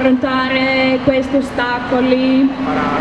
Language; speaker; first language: Italian; non-native, learner; Greek